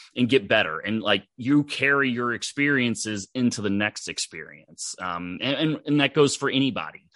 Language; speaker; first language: English; native; English